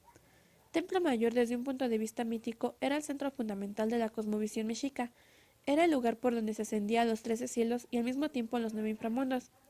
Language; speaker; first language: Spanish; native; Spanish